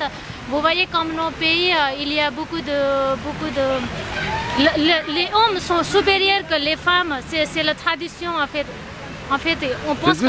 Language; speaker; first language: French; non-native, learner; Nepali